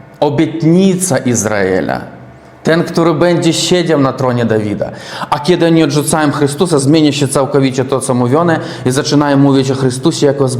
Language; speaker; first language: Polish; non-native, learner; Russian